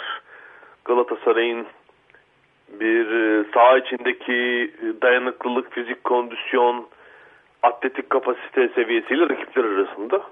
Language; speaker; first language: Turkish; native; Turkish